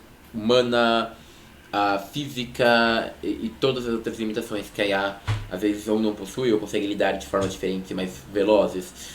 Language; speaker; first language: Portuguese; native; Portuguese